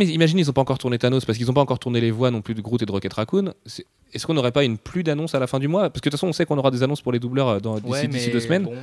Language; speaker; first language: French; native; French